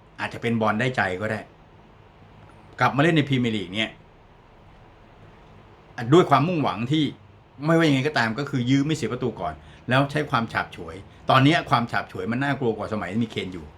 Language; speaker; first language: Thai; native; Thai